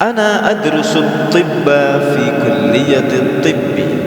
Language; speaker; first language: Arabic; non-native, fluent; Indonesian